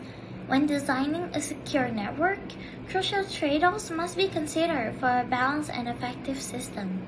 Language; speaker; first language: English; non-native, local second language; Malay